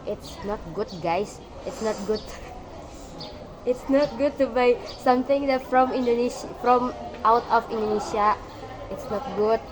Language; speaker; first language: English; non-native, learner; Indonesian